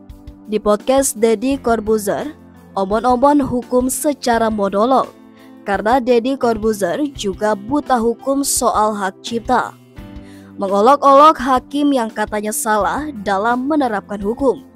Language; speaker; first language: Indonesian; native; Indonesian